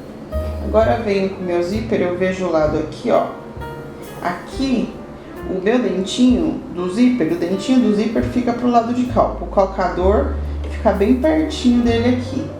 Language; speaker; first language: Portuguese; native; Portuguese